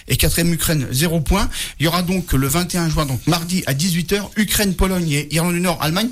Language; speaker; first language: French; native; French